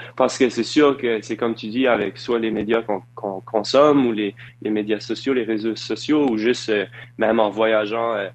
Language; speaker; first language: French; native; French